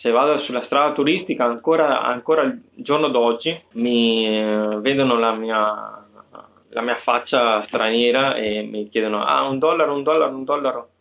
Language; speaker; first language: Italian; native; Italian